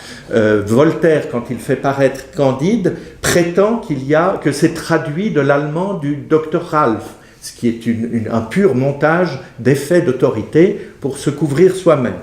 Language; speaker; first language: French; native; French